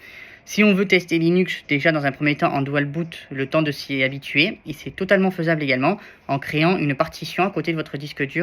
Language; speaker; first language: French; native; French